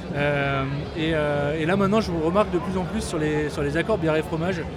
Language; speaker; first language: French; native; French